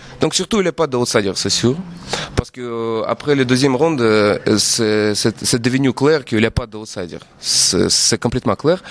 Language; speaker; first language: French; non-native, fluent; Russian